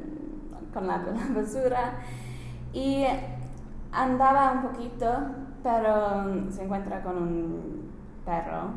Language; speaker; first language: Spanish; non-native, learner; English